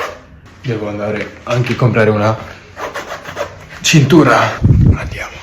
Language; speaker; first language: Italian; non-native, learner; Spanish